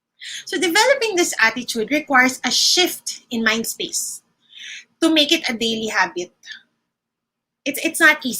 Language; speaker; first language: English; non-native, local second language; Filipino